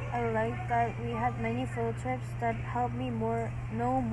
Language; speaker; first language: English; non-native, learner; Korean